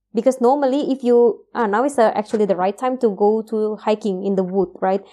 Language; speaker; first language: English; non-native, fluent; Indonesian